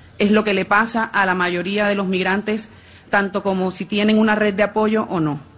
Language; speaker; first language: Spanish; native; Spanish